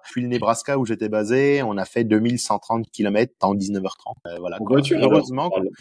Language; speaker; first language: French; native; French